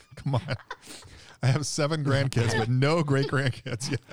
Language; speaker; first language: English; native; English